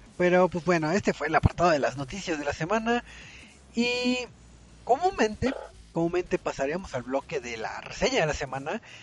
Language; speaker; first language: Spanish; native; Spanish